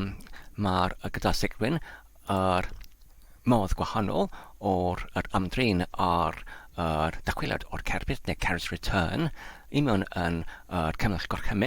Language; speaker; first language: Welsh; non-native, learner; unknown